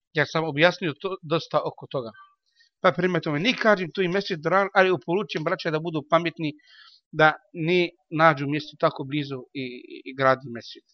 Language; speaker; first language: Bosnian; non-native, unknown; Arabic